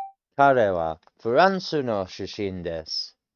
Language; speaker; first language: Japanese; non-native, learner; English